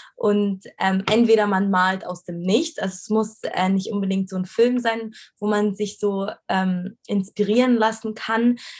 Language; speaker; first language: German; non-native, fluent; Arabic